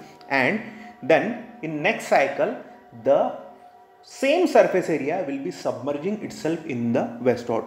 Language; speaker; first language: English; non-native, local second language; Hindi